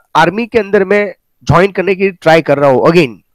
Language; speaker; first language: Hindi; native; Hindi